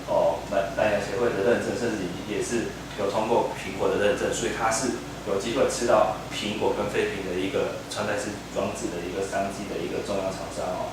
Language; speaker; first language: Chinese; native; Chinese